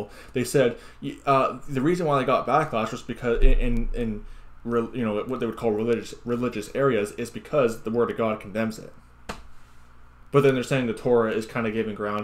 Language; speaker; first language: English; native; English